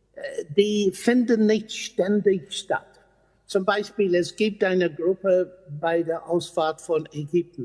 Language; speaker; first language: German; non-native, fluent; English